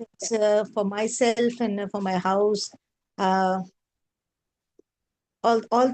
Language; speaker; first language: English; non-native, learner; Urdu